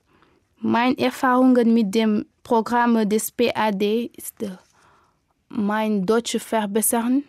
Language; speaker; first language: German; non-native, learner; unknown